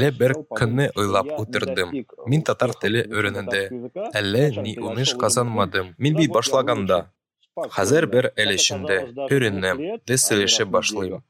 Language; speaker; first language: Tatar; non-native, learner; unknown